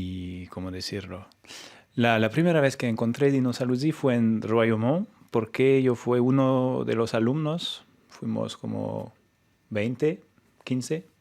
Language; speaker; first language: Spanish; non-native, fluent; French